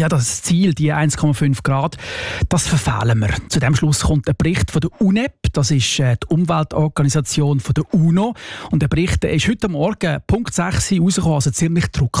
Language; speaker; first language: German; native; German